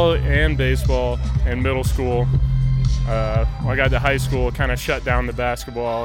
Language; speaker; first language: English; native; English